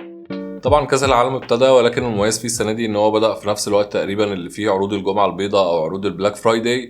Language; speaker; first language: Arabic; native; Arabic